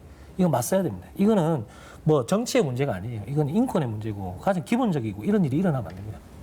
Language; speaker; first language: Korean; native; Korean